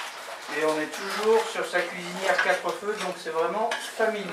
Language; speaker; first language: French; native; French